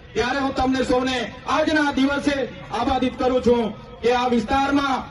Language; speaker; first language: Gujarati; non-native, local second language; Vasavi